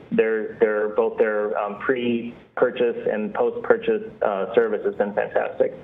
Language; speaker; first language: English; native; English